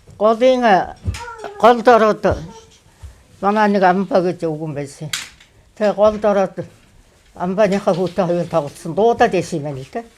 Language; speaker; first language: Mongolian; native; Mongolian